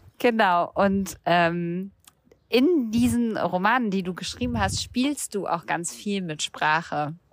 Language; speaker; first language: German; native; German